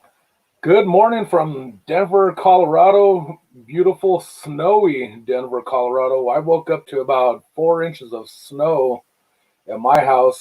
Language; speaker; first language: English; native; English